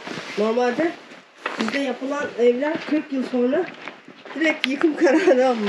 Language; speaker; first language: Turkish; native; Turkish